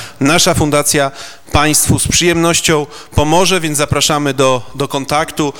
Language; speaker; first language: Polish; native; Polish